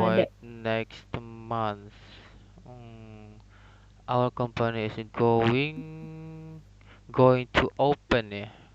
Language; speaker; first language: English; non-native, learner; Indonesian